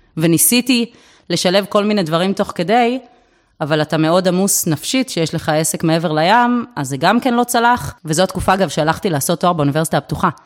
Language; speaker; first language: Hebrew; native; Hebrew